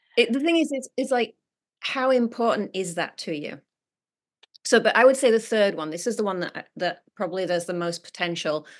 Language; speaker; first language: English; native; English